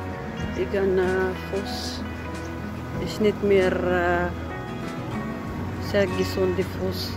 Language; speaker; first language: German; non-native, learner; Filipino